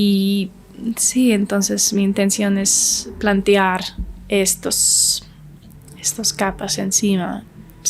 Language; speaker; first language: Spanish; non-native, learner; English